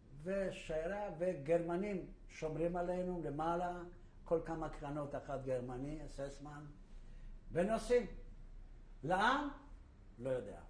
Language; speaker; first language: Hebrew; non-native, fluent; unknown